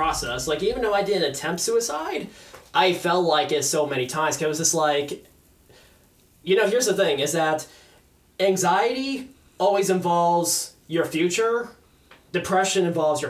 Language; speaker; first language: English; native; English